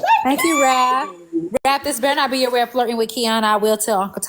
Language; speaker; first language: English; native; English